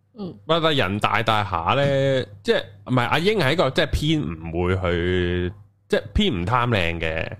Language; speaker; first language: Cantonese; native; Cantonese